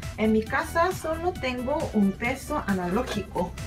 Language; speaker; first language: Spanish; non-native, fluent; Korean